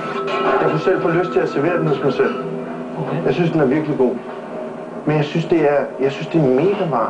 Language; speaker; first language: Danish; native; Danish